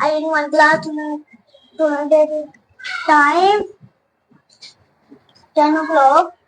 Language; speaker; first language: English; non-native, learner; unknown